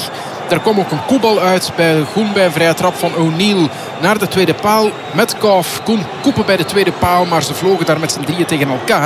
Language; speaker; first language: Dutch; native; Dutch